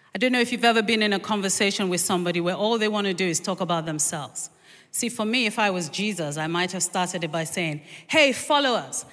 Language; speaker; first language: English; native; English